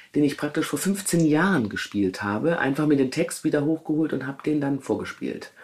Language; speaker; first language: German; native; German